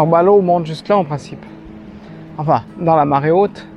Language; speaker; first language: French; native; French